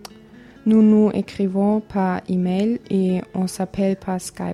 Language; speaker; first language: French; non-native, learner; German